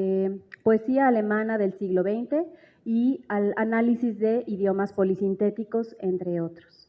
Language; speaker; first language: Spanish; native; Spanish